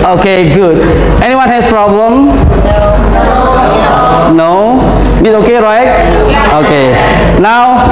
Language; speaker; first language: English; non-native, fluent; Indonesian